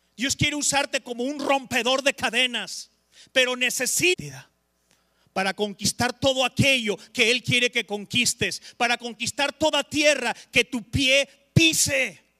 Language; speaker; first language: Spanish; native; Spanish